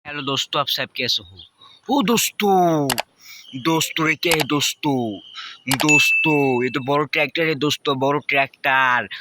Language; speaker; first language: Hindi; native; Hindi